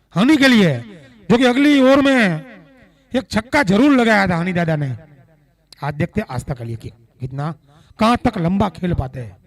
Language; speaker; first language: Hindi; non-native, local second language; Gujarati